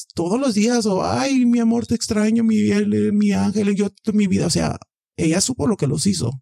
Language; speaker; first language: Spanish; early bilingual, heritage; Spanish